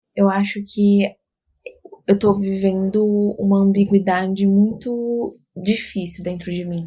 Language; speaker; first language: Portuguese; native; Portuguese